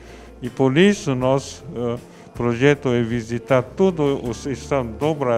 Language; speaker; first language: Portuguese; non-native, fluent; Chinese